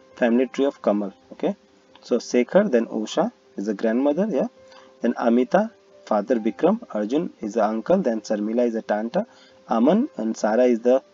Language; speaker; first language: English; non-native, local second language; Hindi